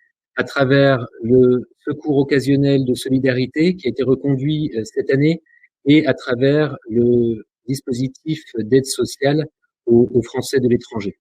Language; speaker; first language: French; native; French